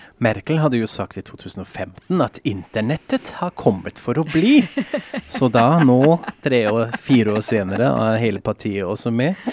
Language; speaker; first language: Norwegian; non-native, fluent; German